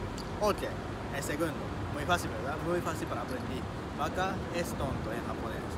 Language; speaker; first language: Spanish; non-native, learner; Japanese